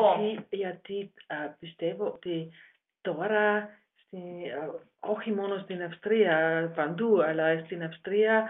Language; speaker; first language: Greek; non-native, learner; German